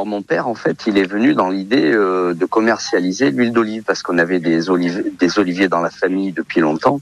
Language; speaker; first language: French; early bilingual, other home language; Portuguese